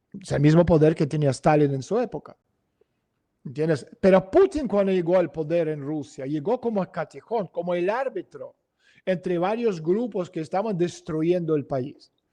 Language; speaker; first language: Spanish; non-native, fluent; Russian